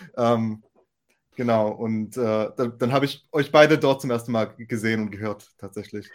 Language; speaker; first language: German; non-native, fluent; Hebrew